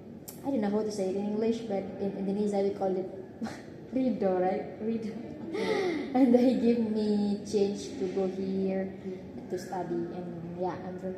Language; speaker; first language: English; non-native, learner; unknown